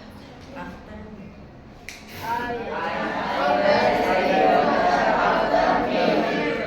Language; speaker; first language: English; non-native, learner; Indonesian